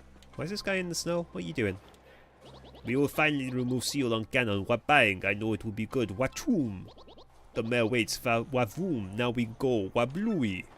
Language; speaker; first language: English; native; English